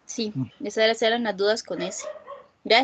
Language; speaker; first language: Spanish; native; Spanish